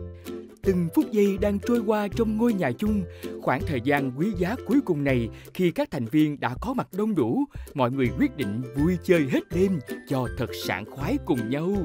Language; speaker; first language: Vietnamese; native; Vietnamese